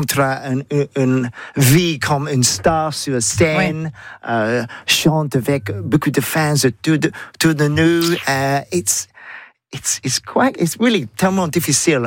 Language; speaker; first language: French; non-native, learner; English